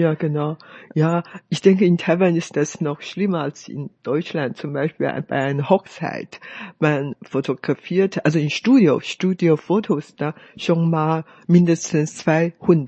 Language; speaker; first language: German; non-native, fluent; Chinese